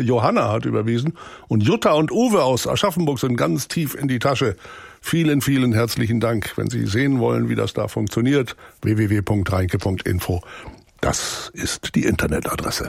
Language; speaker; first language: German; native; German